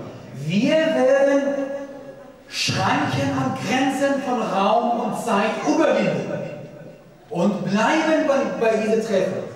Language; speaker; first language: German; non-native, fluent; Persian